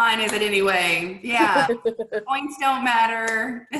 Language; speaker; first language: English; native; English